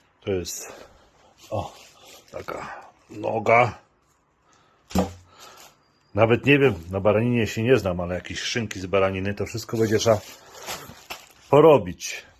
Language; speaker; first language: Polish; native; Polish